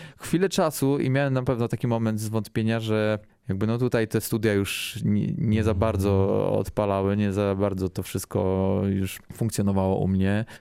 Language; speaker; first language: Polish; native; Polish